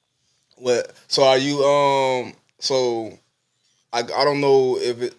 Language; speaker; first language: English; native; English